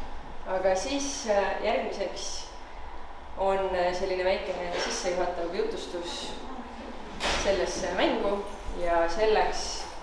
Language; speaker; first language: Estonian; native; Estonian